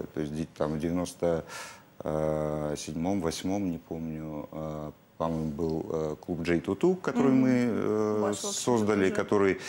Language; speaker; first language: Russian; native; Russian